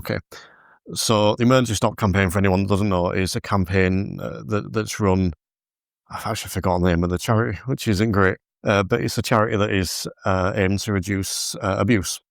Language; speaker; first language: English; native; English